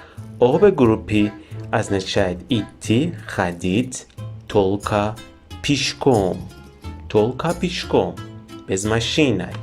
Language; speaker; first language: Russian; non-native, fluent; Persian